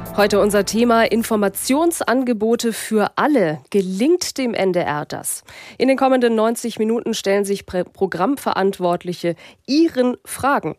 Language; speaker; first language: German; native; German